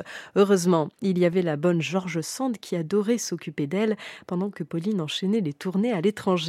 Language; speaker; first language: French; native; French